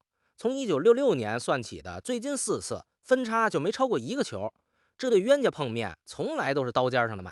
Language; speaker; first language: Chinese; native; Chinese